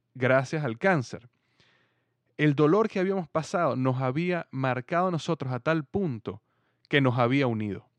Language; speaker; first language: Spanish; native; Spanish